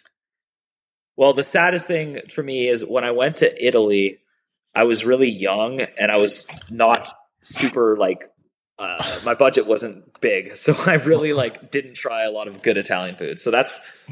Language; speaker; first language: English; native; English